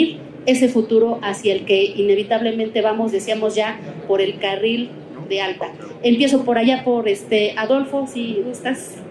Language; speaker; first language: Spanish; native; Spanish